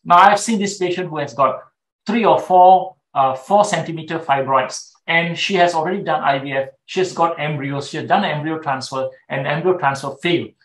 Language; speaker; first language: English; non-native, local second language; Tamil